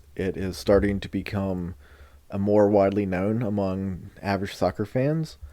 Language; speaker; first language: English; native; English